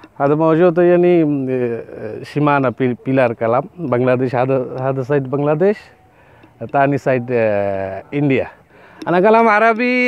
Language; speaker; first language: Arabic; non-native, learner; Bangla